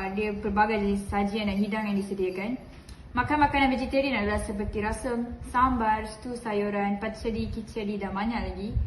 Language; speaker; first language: Malay; non-native, local second language; Malayalam